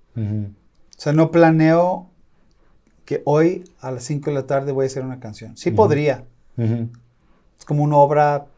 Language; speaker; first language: Spanish; native; Spanish